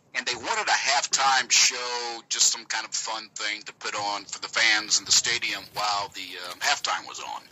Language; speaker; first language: English; native; English